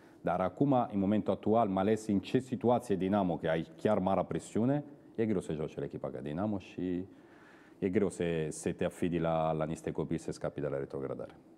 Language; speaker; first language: Romanian; non-native, fluent; Italian